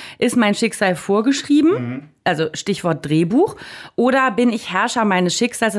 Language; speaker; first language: German; native; German